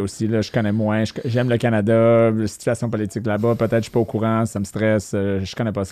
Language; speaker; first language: French; native; French